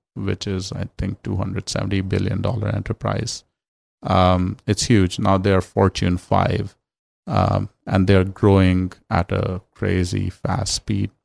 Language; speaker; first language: English; non-native, local second language; Hindi